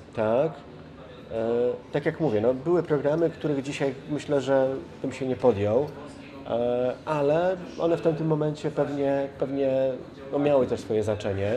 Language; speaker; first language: Polish; early bilingual, other home language; Spanish